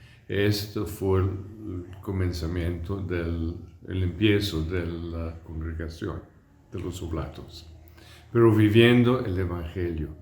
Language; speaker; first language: Spanish; non-native, fluent; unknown